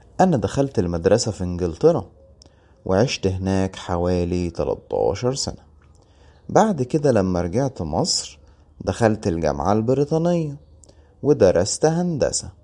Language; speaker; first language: Arabic; early bilingual, heritage; Arabic